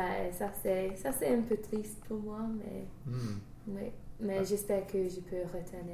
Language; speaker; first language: French; non-native, learner; English